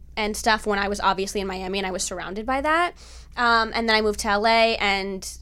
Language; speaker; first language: English; native; English